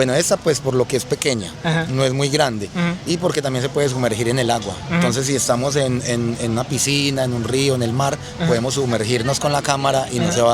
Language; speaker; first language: Spanish; native; Spanish